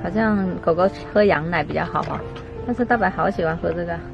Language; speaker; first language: Chinese; native; Chinese